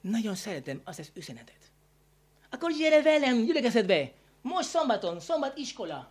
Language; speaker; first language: Hungarian; non-native, learner; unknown